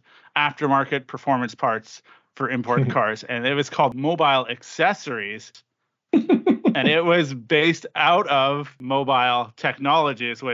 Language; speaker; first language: English; native; English